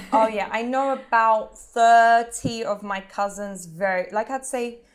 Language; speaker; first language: English; native; English